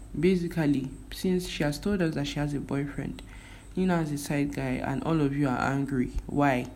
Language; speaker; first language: English; non-native, local second language; Igbo